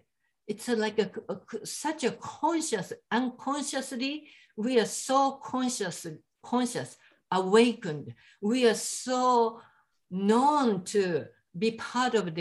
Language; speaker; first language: English; non-native, fluent; Japanese